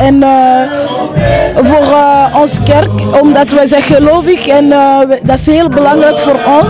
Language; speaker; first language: Dutch; early bilingual, other home language; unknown